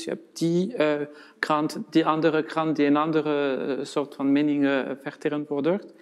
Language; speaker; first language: Dutch; non-native, fluent; French